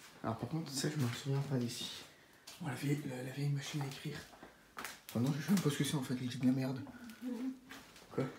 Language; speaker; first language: French; native; French